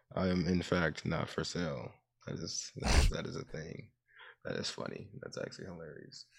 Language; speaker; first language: English; early bilingual, other home language; Yoruba